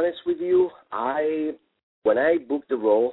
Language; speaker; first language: English; non-native, fluent; Italian